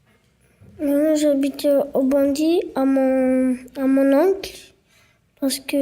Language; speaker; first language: French; non-native, learner; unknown